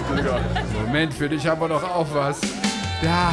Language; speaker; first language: German; native; German